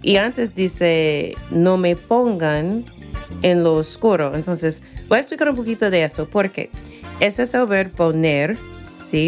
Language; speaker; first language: Spanish; non-native, fluent; English